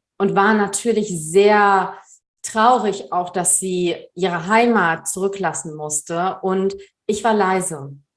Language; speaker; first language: German; early bilingual, other home language; Tamil